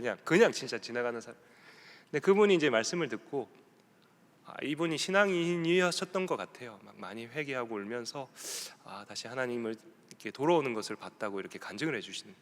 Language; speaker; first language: Korean; native; Korean